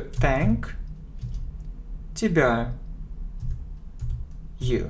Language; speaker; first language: English; non-native, fluent; Russian